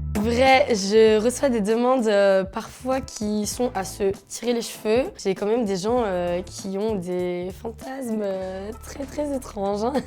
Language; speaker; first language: French; native; French